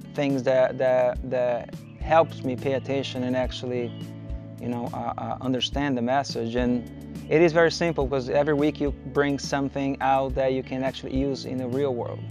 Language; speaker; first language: English; non-native, fluent; Portuguese